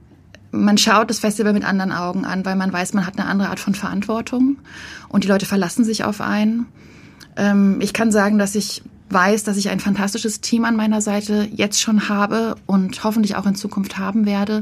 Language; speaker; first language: German; native; German